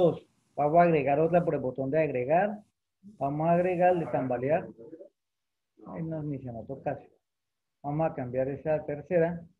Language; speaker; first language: Spanish; native; Spanish